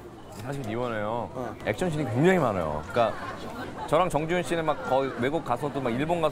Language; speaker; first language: Korean; native; Korean